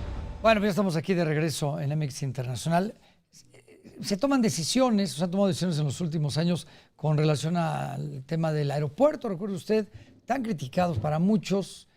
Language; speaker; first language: Spanish; native; Spanish